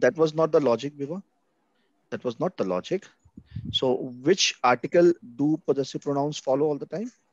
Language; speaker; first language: English; non-native, local second language; Hindi